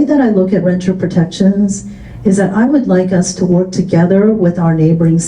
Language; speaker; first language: English; early bilingual, other home language; Cantonese